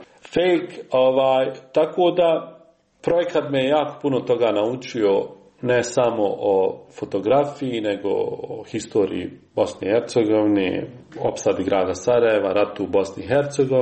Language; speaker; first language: Serbian; native; Serbian